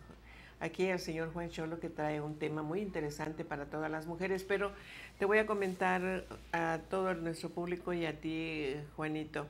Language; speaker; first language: Spanish; native; Spanish